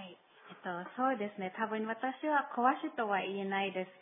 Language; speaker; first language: Japanese; non-native, learner; Filipino